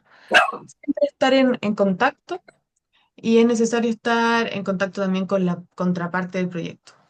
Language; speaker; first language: Spanish; native; Spanish